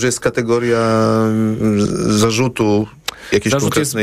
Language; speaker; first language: Polish; native; Polish